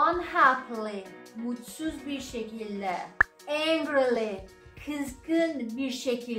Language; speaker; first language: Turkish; non-native, learner; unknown